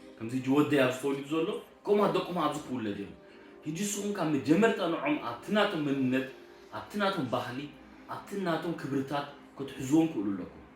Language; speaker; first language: Tigrinya; early bilingual, heritage; Tigrinya